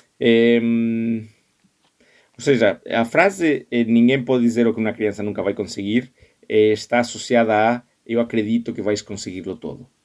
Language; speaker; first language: Portuguese; non-native, fluent; Spanish